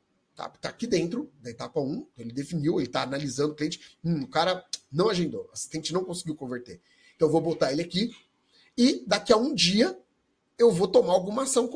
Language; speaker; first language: Portuguese; native; Portuguese